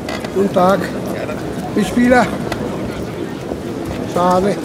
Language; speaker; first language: German; early bilingual, heritage; German